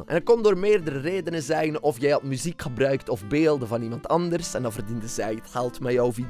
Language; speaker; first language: Dutch; native; Dutch